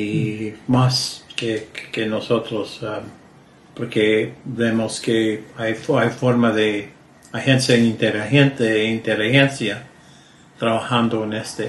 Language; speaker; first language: Spanish; early bilingual, heritage; Spanish